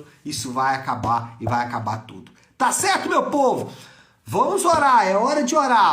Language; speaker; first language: Portuguese; native; Portuguese